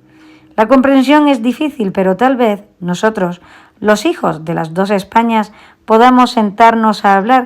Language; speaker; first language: Spanish; native; Spanish